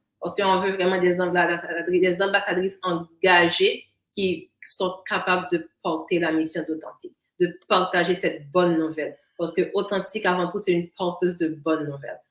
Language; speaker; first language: French; non-native, local second language; Haitian Creole